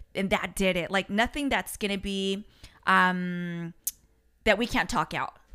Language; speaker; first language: English; early bilingual, other home language; Spanish